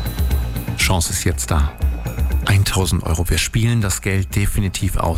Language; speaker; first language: German; native; German